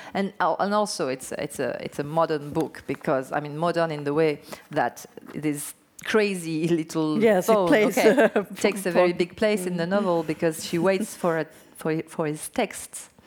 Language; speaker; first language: English; non-native, fluent; French